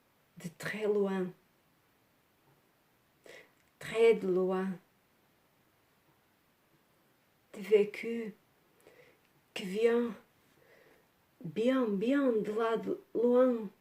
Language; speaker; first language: French; non-native, learner; Portuguese